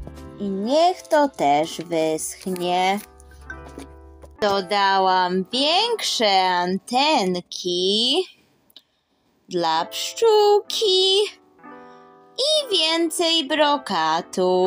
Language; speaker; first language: Polish; early bilingual, heritage; Polish